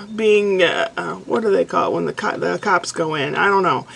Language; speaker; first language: English; native; English